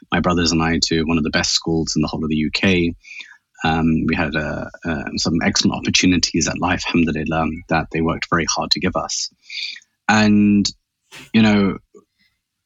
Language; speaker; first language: English; native; English